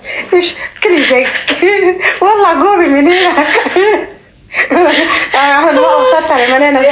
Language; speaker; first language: Arabic; native; Arabic